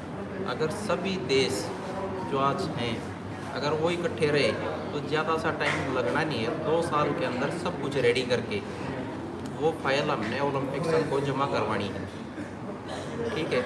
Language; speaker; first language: Hindi; native; Hindi